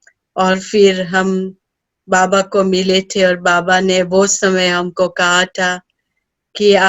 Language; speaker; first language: Hindi; early bilingual, heritage; Hindi